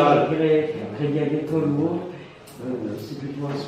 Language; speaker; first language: French; native; French